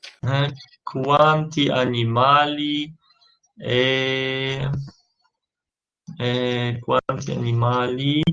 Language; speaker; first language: Italian; non-native, learner; Polish